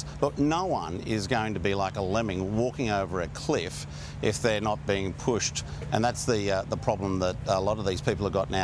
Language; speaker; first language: English; native; English